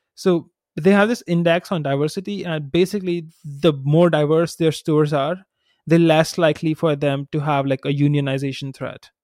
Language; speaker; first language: English; non-native, local second language; Hindi